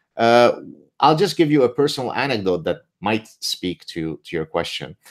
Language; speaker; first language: English; early bilingual, other home language; Arabic